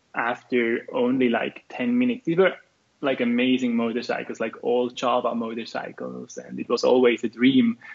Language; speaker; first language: English; non-native, fluent; German